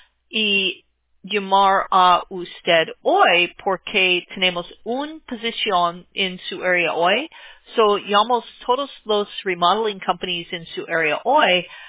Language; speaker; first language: Spanish; non-native, learner; English